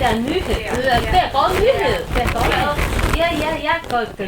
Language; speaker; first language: Danish; non-native, learner; Chinese